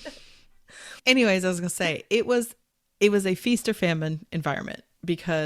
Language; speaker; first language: English; native; English